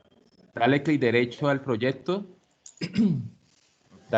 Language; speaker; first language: Spanish; native; Spanish